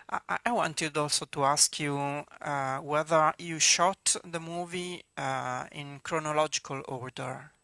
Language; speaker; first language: English; non-native, fluent; Italian